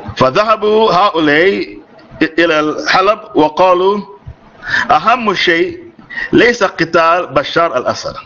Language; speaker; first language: Arabic; non-native, fluent; English